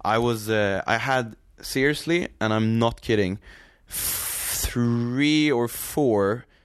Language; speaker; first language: English; non-native, fluent; Swedish